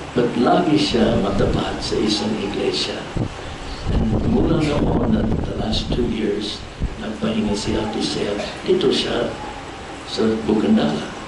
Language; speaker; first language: Filipino; non-native, fluent; English